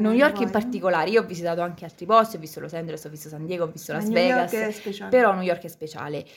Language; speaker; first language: Italian; native; Italian